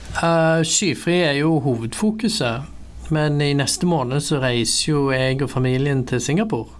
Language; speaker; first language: Norwegian; early bilingual, other home language; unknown